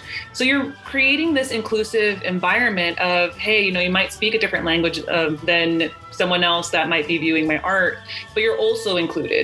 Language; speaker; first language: English; early bilingual, other home language; Spanish